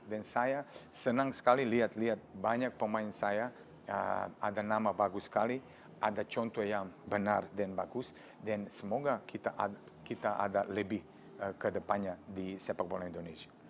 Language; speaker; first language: Indonesian; non-native, fluent; Serbian